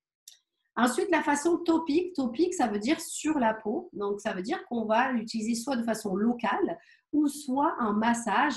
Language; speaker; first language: French; native; French